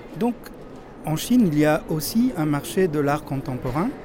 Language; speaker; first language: French; native; French